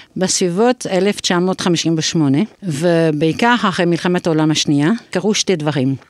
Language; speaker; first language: Hebrew; non-native, fluent; English